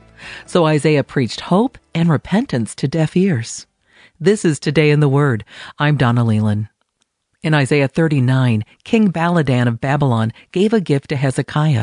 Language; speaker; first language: English; native; English